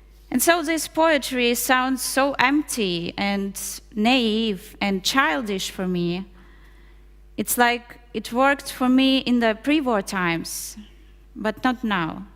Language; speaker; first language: English; non-native, fluent; Ukrainian